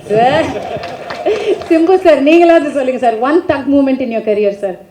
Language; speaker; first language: Tamil; native; Tamil